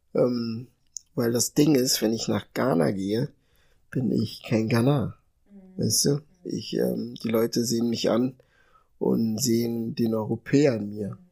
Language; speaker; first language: German; early bilingual, other home language; Ga